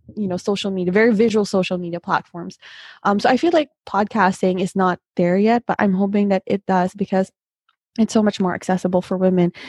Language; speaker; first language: English; non-native, local second language; Filipino